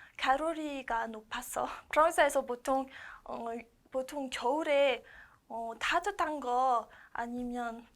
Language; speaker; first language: Korean; non-native, learner; French